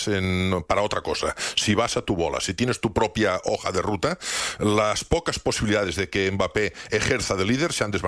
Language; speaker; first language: Spanish; native; Spanish